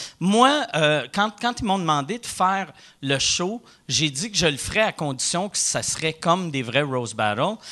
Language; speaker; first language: French; native; French